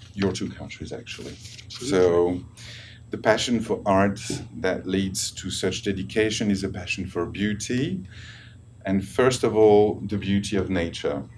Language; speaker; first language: English; non-native, fluent; French